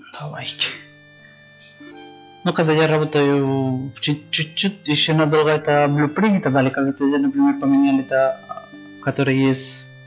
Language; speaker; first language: Russian; non-native, learner; Spanish